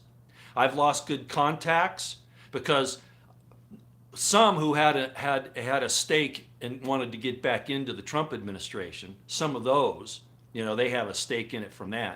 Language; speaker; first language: English; native; English